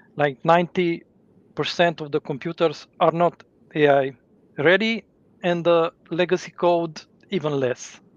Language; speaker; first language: English; non-native, fluent; Romanian